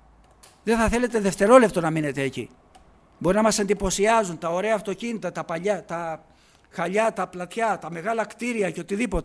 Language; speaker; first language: Greek; native; Greek